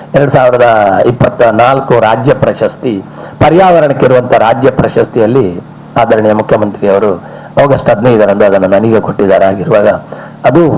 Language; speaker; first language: Kannada; non-native, local second language; Malayalam